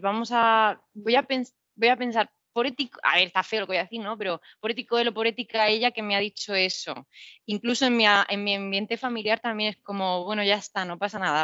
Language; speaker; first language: Spanish; native; Spanish